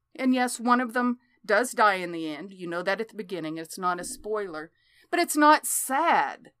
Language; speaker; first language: English; native; English